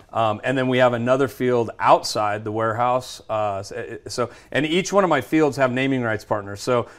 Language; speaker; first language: English; native; English